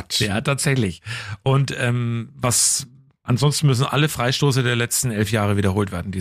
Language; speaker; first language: German; native; German